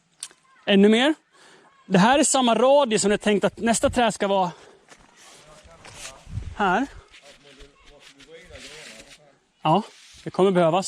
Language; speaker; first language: Swedish; native; Swedish